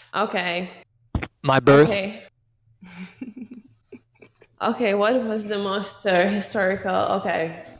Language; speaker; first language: English; non-native, learner; Russian